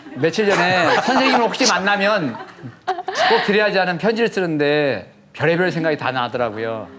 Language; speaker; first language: Korean; native; Korean